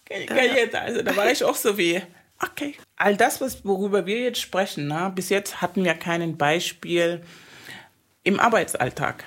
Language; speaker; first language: German; non-native, fluent; Spanish